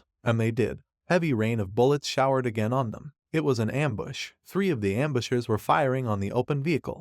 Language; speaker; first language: English; non-native, local second language; Hindi